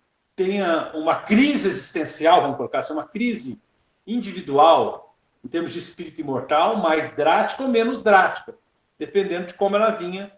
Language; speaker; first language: Portuguese; native; Portuguese